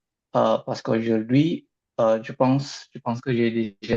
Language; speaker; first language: French; non-native, learner; Indonesian